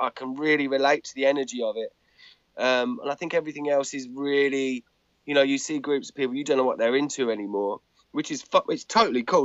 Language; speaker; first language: English; native; English